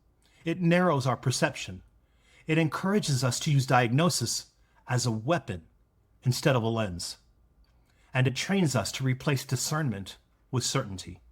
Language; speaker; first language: English; native; English